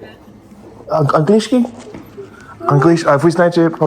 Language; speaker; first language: Russian; non-native, learner; English